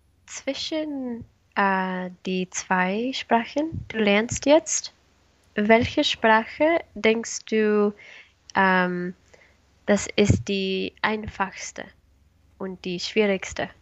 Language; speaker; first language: German; non-native, learner; Spanish